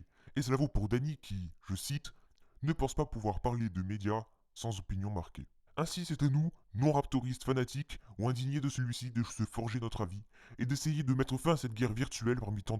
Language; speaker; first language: French; native; French